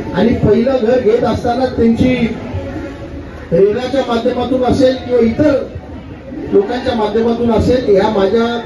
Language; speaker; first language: Marathi; native; Marathi